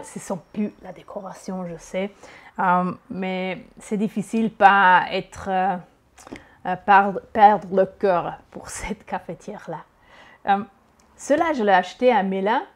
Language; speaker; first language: French; non-native, learner; Italian